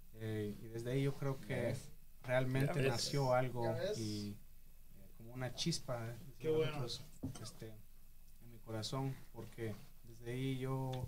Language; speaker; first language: Spanish; early bilingual, heritage; Spanish